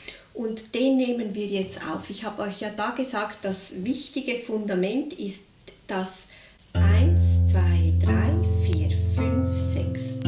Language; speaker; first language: German; native; German